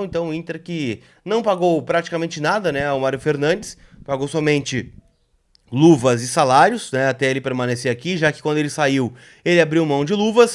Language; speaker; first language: Portuguese; native; Portuguese